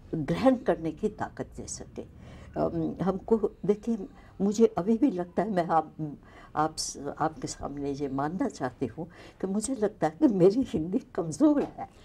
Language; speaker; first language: Urdu; non-native, local second language; Punjabi